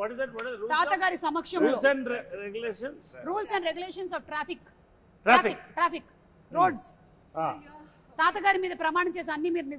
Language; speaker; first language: Telugu; native; Telugu